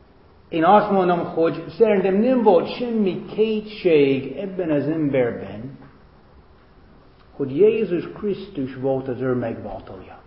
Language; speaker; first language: Hungarian; non-native, fluent; English